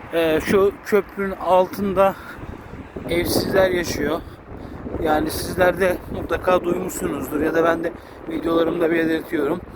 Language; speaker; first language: Turkish; native; Turkish